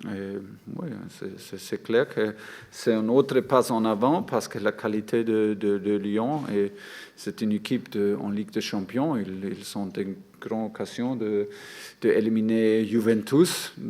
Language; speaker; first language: French; non-native, fluent; German